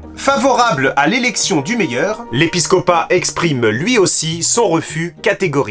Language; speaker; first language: French; native; French